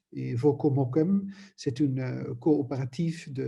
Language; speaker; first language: French; non-native, learner; Dutch